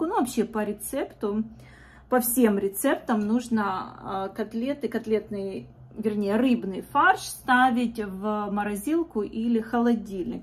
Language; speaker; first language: Russian; native; Russian